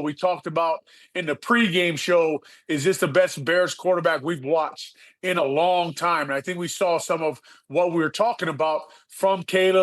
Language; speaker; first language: English; native; English